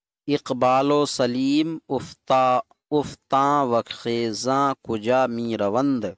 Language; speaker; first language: Persian; non-native, fluent; Urdu